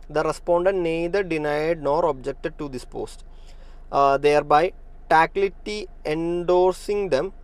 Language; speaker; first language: English; non-native, local second language; Malayalam